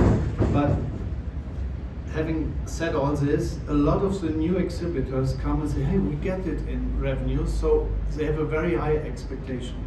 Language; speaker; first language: English; non-native, fluent; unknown